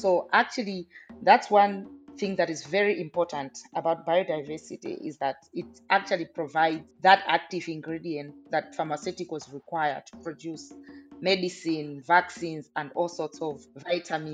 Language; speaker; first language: English; non-native, local second language; Nyanja